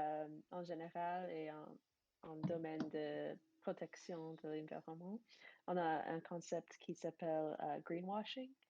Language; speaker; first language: French; non-native, fluent; English